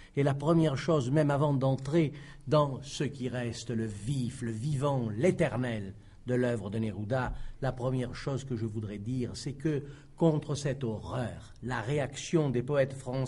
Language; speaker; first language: French; native; French